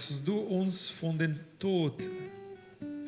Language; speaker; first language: German; non-native, fluent; Portuguese